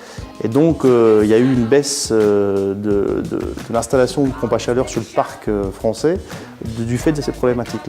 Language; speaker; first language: French; native; French